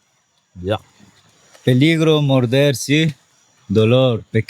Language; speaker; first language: Spanish; non-native, local second language; Quechua